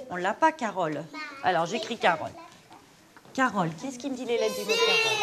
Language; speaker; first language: French; native; French